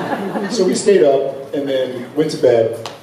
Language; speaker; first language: English; native; English